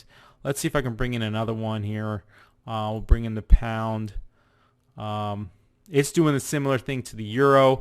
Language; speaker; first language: English; native; English